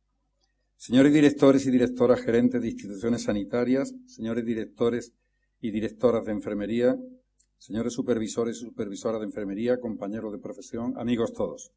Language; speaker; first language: Spanish; native; Spanish